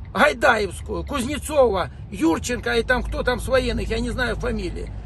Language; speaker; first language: Russian; native; Russian